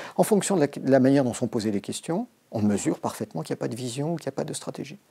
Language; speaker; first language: French; native; French